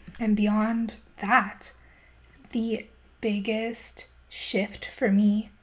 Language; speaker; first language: English; native; English